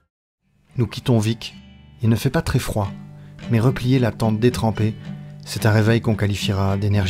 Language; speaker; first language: French; native; French